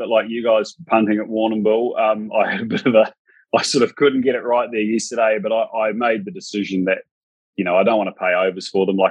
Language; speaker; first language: English; native; English